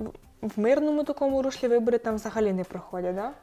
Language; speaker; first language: Ukrainian; native; Ukrainian